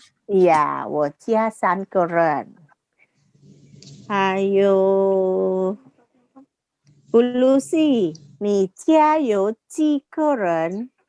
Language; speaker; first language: Chinese; non-native, fluent; Indonesian